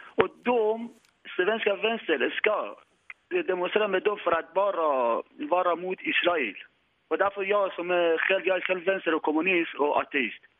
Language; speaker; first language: Swedish; non-native, learner; Persian